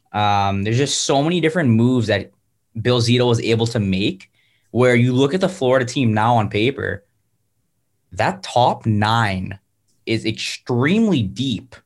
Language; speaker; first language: English; native; English